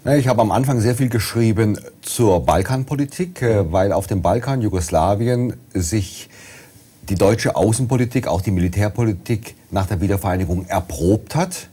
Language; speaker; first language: German; native; German